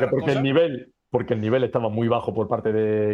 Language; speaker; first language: Spanish; native; Spanish